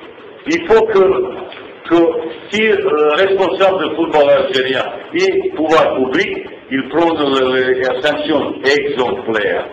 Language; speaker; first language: French; non-native, fluent; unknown